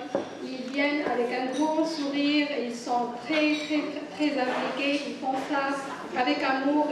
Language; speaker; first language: French; non-native, fluent; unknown